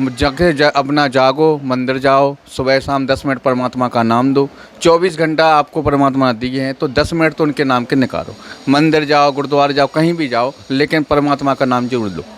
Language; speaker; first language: Hindi; non-native, local second language; Punjabi